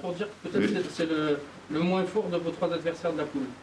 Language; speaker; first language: French; native; French